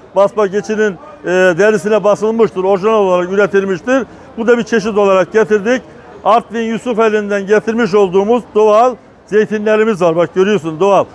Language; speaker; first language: Turkish; native; Turkish